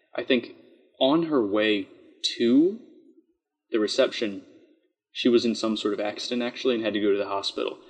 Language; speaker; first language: English; native; English